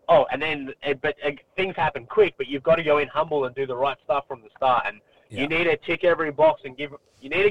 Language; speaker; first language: English; native; English